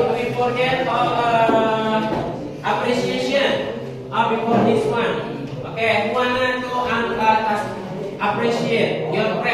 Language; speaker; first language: English; non-native, learner; Indonesian